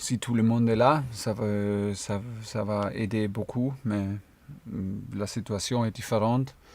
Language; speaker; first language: French; non-native, fluent; German